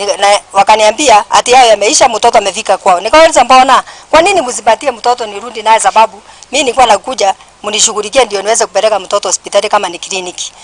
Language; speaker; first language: Swahili; non-native, local second language; Luyia